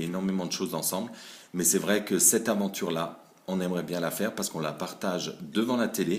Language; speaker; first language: French; native; French